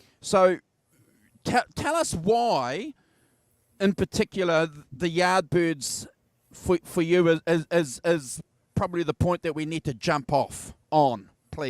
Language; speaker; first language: English; native; English